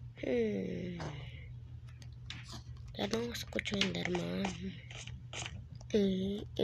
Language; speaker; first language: Spanish; early bilingual, heritage; Spanish